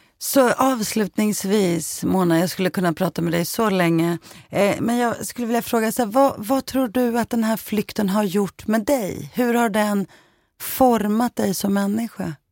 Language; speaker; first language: Swedish; early bilingual, other home language; Greek